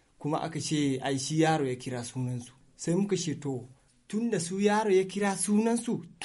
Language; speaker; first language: Hausa; non-native, local second language; Fula